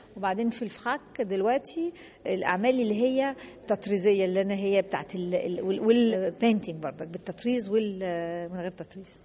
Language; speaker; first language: Arabic; native; Arabic